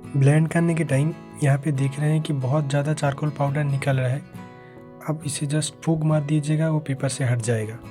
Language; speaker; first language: Hindi; non-native, local second language; Bangla